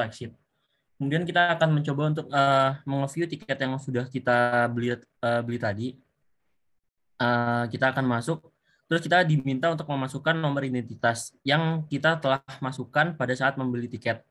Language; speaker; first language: Indonesian; native; Indonesian